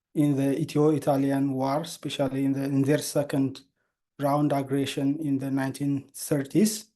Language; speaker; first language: English; non-native, local second language; Amharic